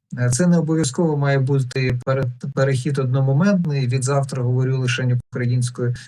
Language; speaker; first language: Ukrainian; non-native, local second language; Russian